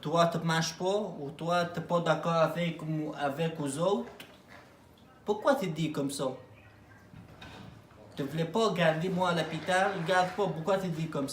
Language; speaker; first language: French; non-native, learner; Arabic